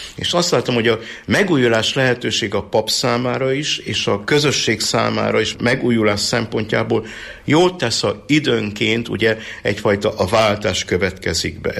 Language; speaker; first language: Hungarian; native; Hungarian